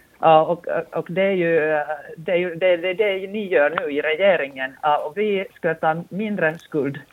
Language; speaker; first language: Swedish; non-native, local second language; Finnish